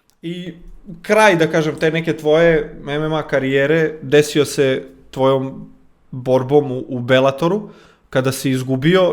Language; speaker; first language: Bosnian; native; Bosnian